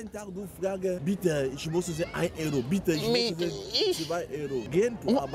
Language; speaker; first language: German; non-native, learner; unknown